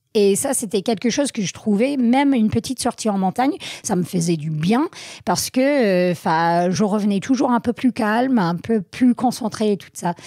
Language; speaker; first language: French; non-native, fluent; English